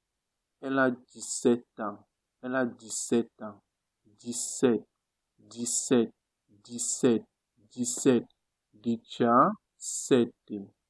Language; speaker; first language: French; non-native, fluent; Italian